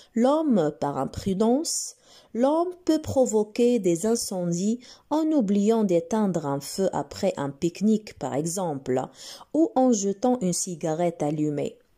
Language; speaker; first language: French; non-native, local second language; Arabic